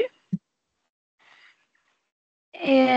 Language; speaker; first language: French; non-native, learner; Arabic